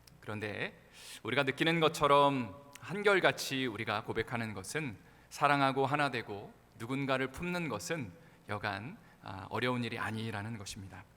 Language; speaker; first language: Korean; native; Korean